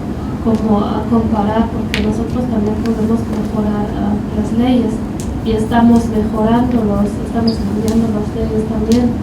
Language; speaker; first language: Spanish; non-native, fluent; German